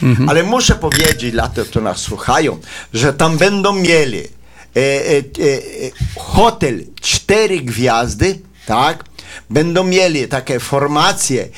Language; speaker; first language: Polish; early bilingual, heritage; Polish